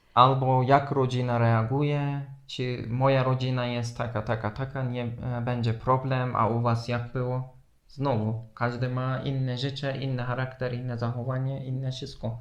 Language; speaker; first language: Polish; non-native, fluent; Turkish